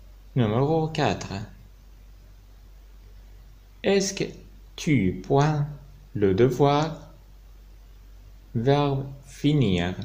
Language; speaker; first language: French; non-native, fluent; Arabic